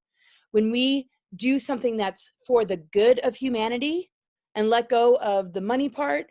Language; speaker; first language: English; native; English